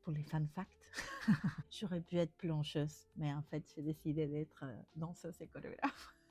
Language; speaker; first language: French; non-native, fluent; Spanish